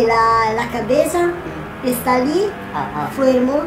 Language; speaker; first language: Portuguese; non-native, learner; Italian